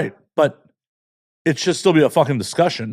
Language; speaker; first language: English; native; English